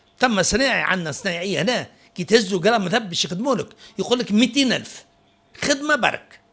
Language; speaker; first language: Arabic; native; Arabic